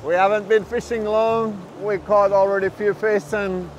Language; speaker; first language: English; non-native, fluent; Finnish